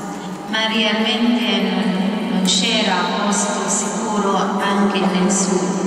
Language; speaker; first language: Italian; non-native, fluent; Arabic